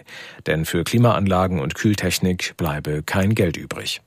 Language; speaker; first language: German; native; German